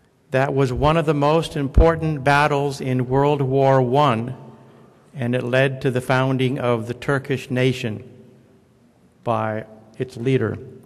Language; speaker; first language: English; native; English